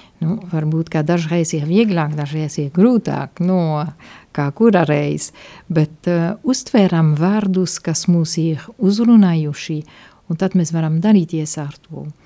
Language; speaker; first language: Latvian; non-native, fluent; Italian